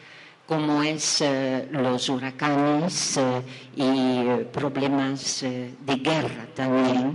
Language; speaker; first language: Spanish; non-native, fluent; French